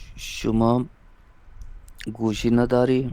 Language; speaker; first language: Persian; non-native, learner; Urdu